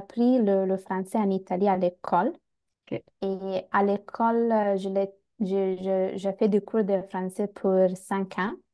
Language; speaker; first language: French; non-native, fluent; Bangla